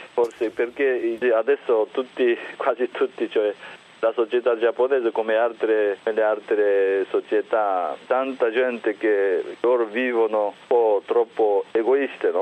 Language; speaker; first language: Italian; non-native, fluent; Japanese